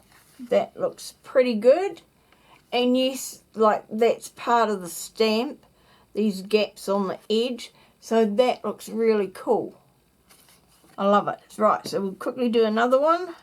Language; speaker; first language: English; native; English